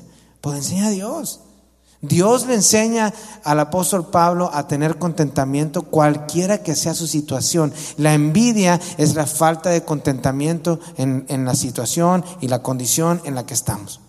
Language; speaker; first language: Spanish; native; Spanish